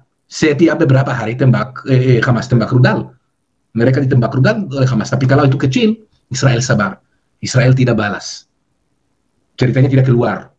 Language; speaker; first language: Indonesian; non-native, fluent; Hebrew